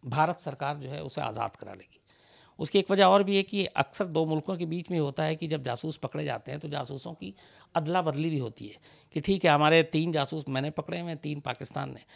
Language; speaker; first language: Hindi; native; Hindi